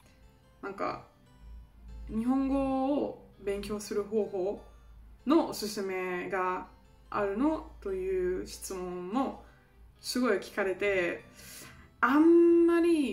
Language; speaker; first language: Japanese; non-native, fluent; German